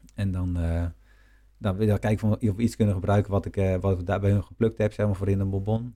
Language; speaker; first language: Dutch; native; Dutch